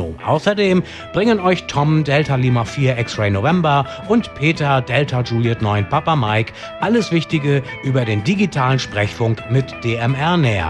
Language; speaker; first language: German; native; German